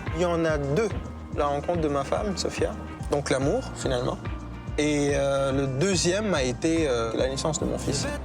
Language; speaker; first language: French; non-native, local second language; Kinyarwanda